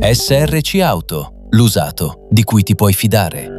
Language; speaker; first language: Italian; native; Italian